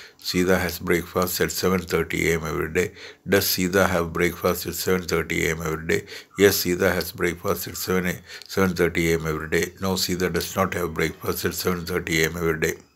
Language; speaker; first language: English; non-native, local second language; Malayalam